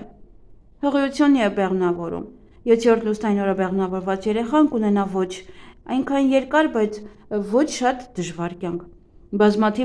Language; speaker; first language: Armenian; native; Armenian